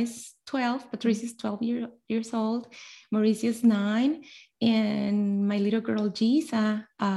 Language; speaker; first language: English; non-native, fluent; Spanish